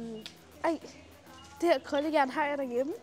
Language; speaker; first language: Danish; early bilingual, other home language; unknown